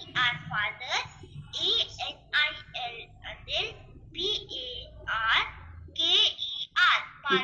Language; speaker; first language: English; non-native, learner; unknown